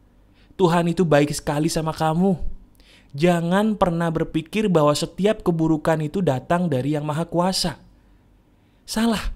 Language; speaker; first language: Indonesian; native; Indonesian